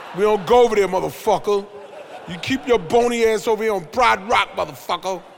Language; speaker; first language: English; native; English